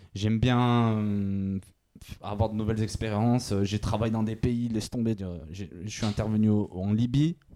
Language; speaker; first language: French; native; French